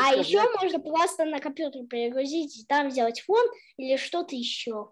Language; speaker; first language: Russian; early bilingual, heritage; Russian